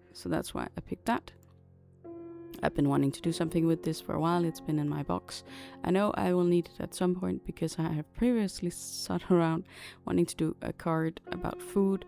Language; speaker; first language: English; non-native, fluent; Danish